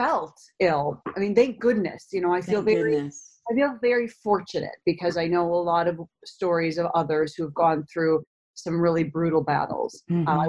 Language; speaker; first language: English; native; English